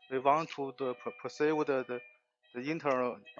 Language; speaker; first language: English; non-native, learner; Chinese